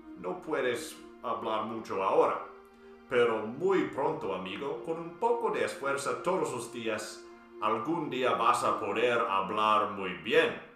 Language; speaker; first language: Spanish; non-native, fluent; English